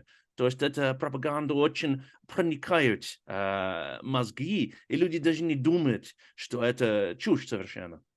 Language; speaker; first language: Russian; non-native, fluent; English